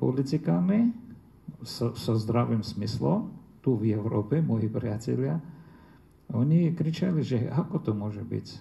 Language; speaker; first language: Slovak; non-native, fluent; Armenian